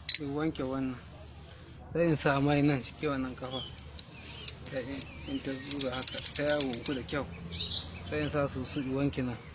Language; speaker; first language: Hausa; native; Hausa